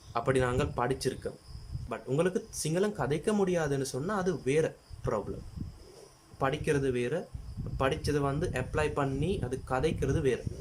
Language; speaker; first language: Tamil; non-native, local second language; Sinhala